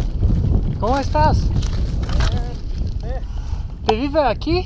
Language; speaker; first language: Spanish; non-native, learner; English